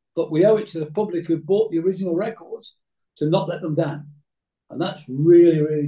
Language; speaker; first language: English; native; English